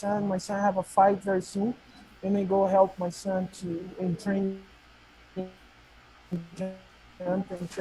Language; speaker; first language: English; non-native, learner; Portuguese